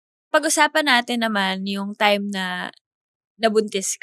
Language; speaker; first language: Filipino; native; Filipino